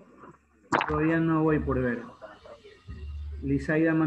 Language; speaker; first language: Spanish; native; Spanish